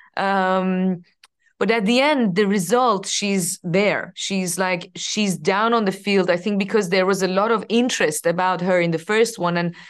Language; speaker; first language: English; non-native, fluent; Persian